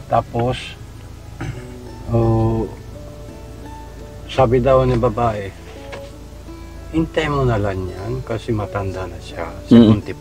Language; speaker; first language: Filipino; non-native, learner; Japanese